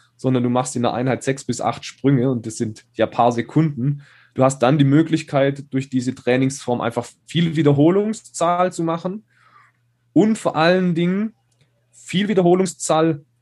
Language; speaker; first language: German; native; German